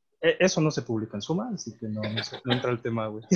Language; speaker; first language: Spanish; native; Spanish